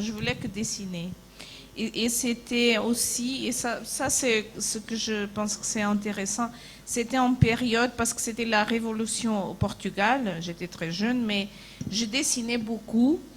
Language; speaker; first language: French; non-native, fluent; Portuguese